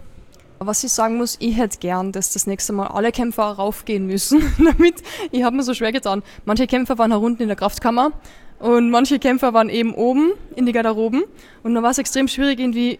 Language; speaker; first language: German; native; German